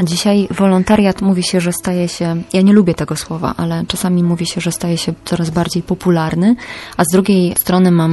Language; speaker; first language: Polish; native; Polish